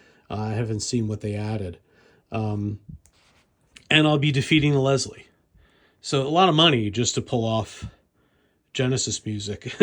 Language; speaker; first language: English; native; English